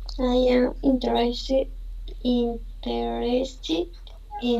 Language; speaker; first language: English; non-native, learner; Spanish